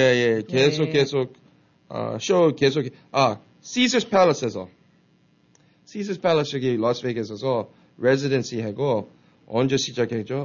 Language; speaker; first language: Korean; early bilingual, heritage; Korean